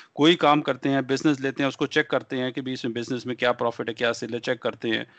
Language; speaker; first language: Hindi; native; Hindi